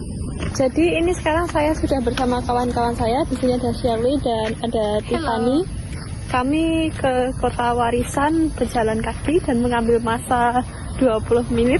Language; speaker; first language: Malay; non-native, learner; Indonesian